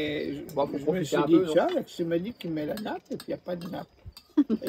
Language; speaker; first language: French; native; French